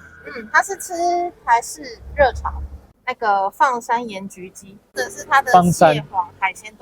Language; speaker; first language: Chinese; native; Chinese